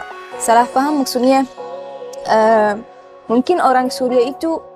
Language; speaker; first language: Indonesian; non-native, learner; Arabic